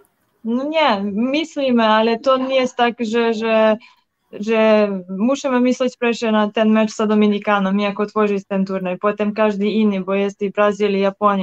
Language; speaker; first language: Polish; non-native, learner; Serbian